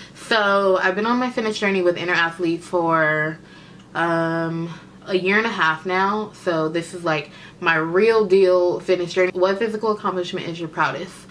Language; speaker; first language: English; native; English